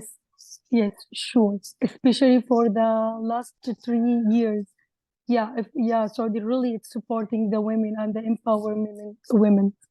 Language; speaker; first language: English; non-native, learner; Arabic